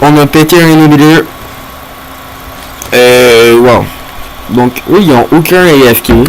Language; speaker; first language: French; native; French